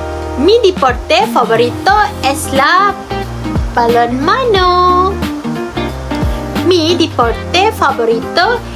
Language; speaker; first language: Spanish; non-native, learner; Malay